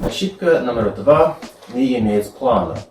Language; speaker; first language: Russian; non-native, fluent; English